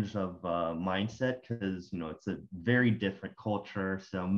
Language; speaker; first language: English; non-native, fluent; Spanish